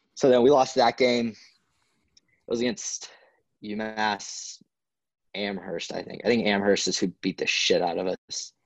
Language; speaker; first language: English; native; English